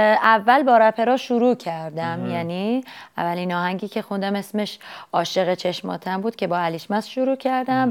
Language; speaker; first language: Persian; non-native, local second language; Armenian